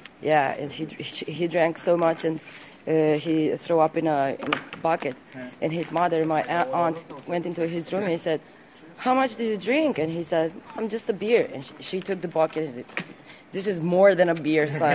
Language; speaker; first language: English; non-native, fluent; Romanian